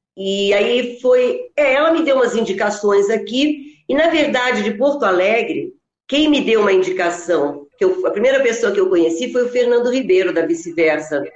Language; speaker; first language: Portuguese; non-native, local second language; German